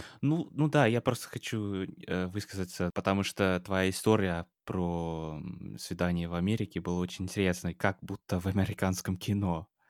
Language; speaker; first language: Russian; non-native, fluent; English